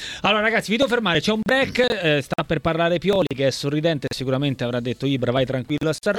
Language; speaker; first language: Italian; native; Italian